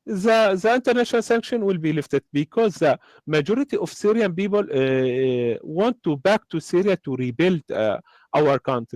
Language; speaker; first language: English; non-native, learner; Arabic